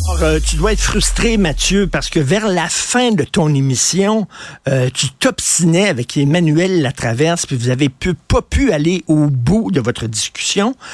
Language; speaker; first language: French; native; French